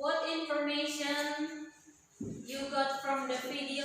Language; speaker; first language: English; non-native, learner; Indonesian